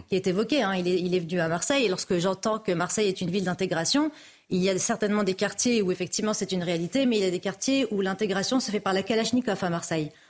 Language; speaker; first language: French; native; French